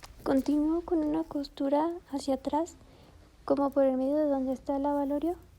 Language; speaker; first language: Spanish; native; Spanish